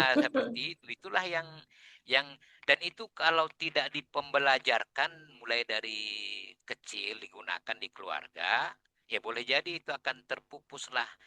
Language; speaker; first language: Indonesian; non-native, local second language; Batak Toba